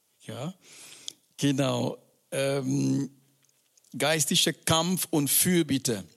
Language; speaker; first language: German; non-native, fluent; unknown